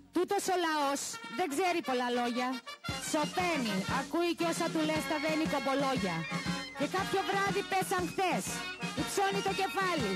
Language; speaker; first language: Greek; native; Greek